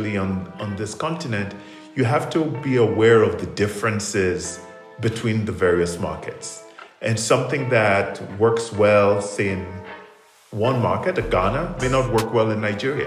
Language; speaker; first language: English; non-native, local second language; Krio